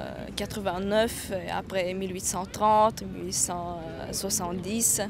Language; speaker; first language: French; non-native, fluent; Latvian